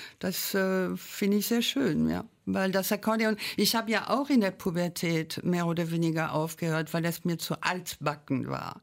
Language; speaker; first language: German; non-native, fluent; French